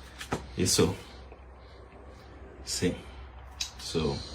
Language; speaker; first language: Portuguese; non-native, learner; English